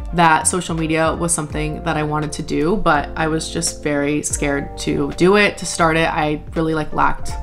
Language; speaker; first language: English; native; English